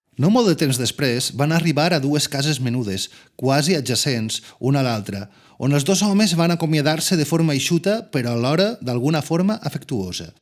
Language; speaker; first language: Catalan; native; Catalan